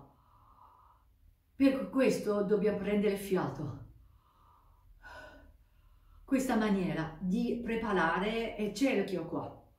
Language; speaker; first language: Italian; non-native, fluent; Japanese